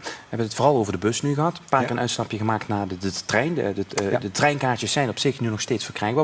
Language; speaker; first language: Dutch; native; Dutch